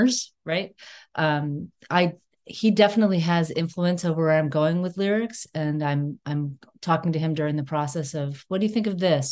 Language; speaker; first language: English; native; English